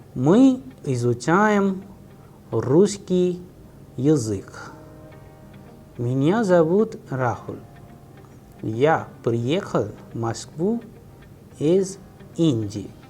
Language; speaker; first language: Russian; non-native, fluent; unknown